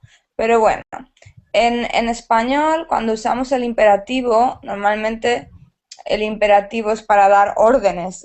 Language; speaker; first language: Spanish; native; Spanish